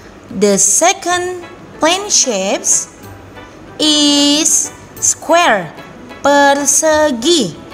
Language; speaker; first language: English; non-native, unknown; Indonesian